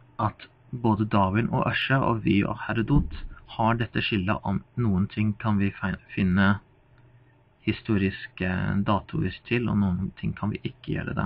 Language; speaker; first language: Norwegian; non-native, fluent; English